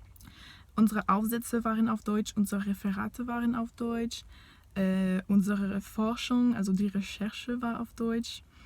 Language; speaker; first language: German; non-native, fluent; French